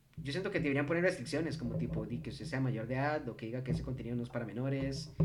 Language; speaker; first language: Spanish; early bilingual, heritage; English